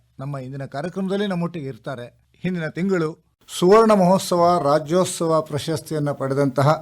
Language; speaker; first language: Kannada; native; Kannada